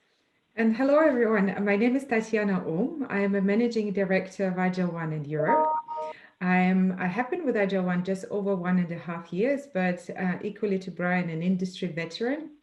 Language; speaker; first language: English; non-native, fluent; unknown